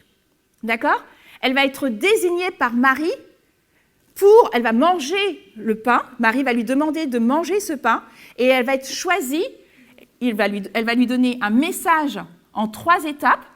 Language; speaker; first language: French; native; French